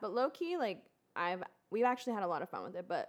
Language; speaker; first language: English; early bilingual, other home language; Spanish